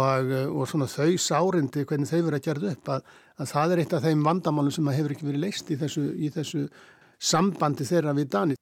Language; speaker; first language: Icelandic; native; Icelandic